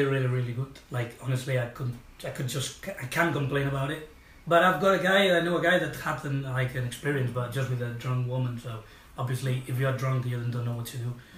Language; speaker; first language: English; non-native, fluent; Spanish